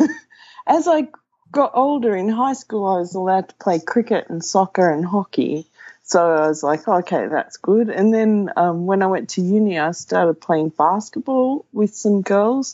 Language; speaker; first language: English; native; English